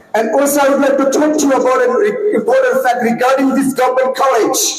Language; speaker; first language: English; non-native, local second language; Bangla